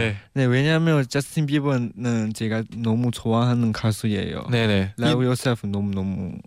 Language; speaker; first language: Korean; non-native, learner; Chinese